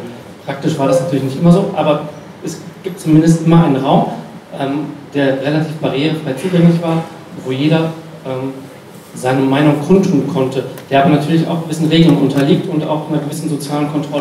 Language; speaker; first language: German; native; German